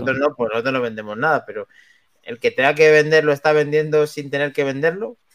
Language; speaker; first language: Spanish; native; Spanish